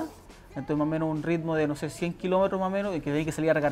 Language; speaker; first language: Spanish; native; Spanish